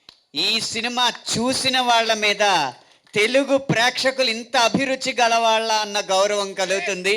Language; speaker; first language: Telugu; native; Telugu